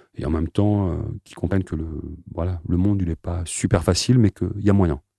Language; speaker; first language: French; native; French